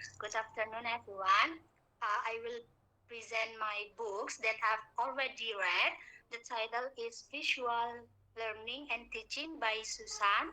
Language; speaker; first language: English; non-native, learner; Indonesian